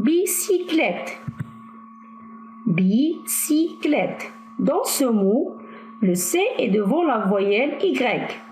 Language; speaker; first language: French; non-native, local second language; Arabic